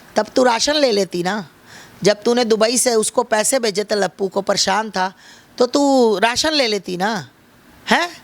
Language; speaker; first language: Hindi; native; Hindi